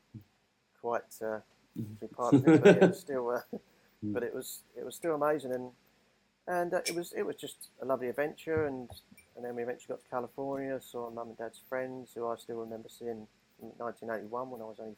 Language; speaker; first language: English; native; English